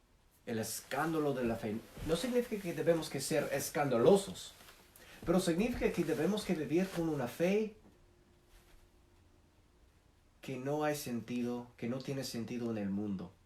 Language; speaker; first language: Spanish; non-native, fluent; English